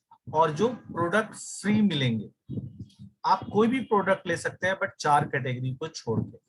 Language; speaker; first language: Hindi; native; Hindi